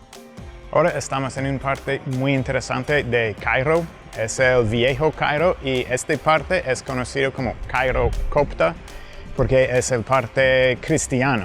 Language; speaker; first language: Spanish; non-native, fluent; English